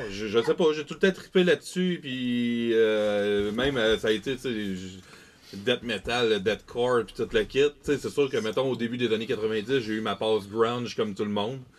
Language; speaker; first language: French; native; French